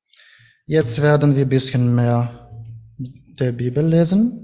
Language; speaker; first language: German; non-native, learner; Ukrainian